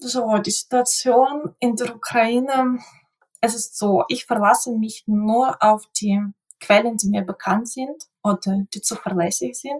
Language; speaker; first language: German; non-native, fluent; Ukrainian